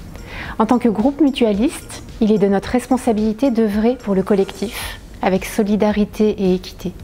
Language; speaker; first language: French; native; French